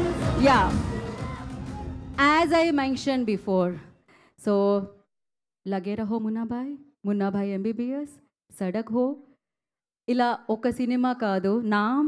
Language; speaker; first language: Telugu; native; Telugu